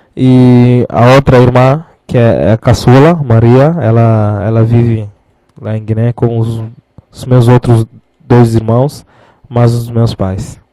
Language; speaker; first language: Portuguese; non-native, local second language; Fula